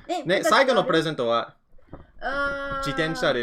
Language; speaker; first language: Japanese; non-native, learner; English